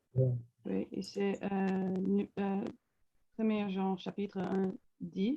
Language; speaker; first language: French; non-native, learner; English